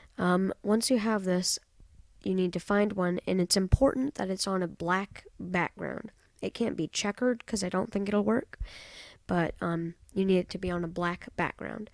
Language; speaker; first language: English; native; English